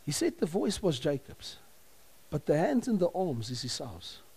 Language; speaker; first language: English; non-native, local second language; Afrikaans